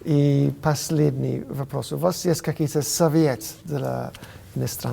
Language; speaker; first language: Russian; non-native, fluent; English